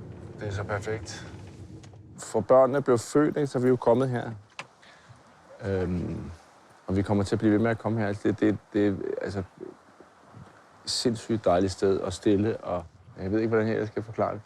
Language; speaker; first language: Danish; native; Danish